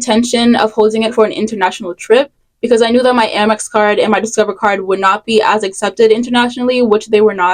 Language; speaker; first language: English; native; English